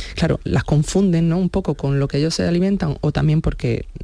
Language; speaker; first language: Spanish; native; Spanish